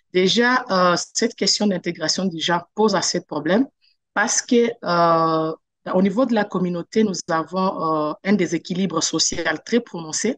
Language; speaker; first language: French; non-native, local second language; Swahili